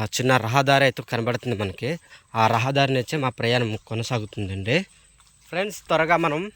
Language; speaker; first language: Telugu; native; Telugu